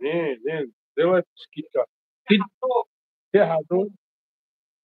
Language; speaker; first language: Russian; non-native, fluent; Tajik